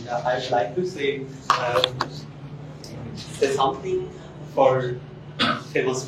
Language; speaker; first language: English; non-native, learner; Bangla